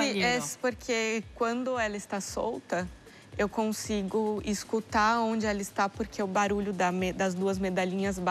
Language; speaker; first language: Spanish; non-native, learner; Portuguese